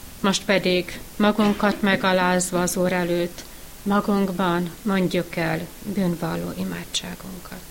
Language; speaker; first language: Hungarian; native; Hungarian